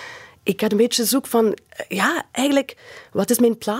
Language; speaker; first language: Dutch; non-native, fluent; English